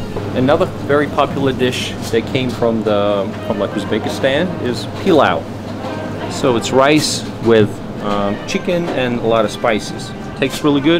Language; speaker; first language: English; non-native, fluent; Russian